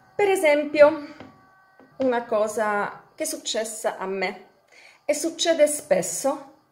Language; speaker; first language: Italian; non-native, fluent; Polish